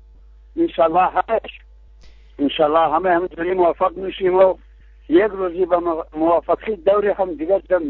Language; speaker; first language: Persian; non-native, local second language; Kurdish